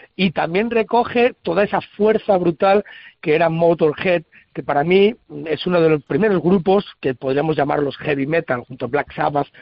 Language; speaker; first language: Spanish; native; Spanish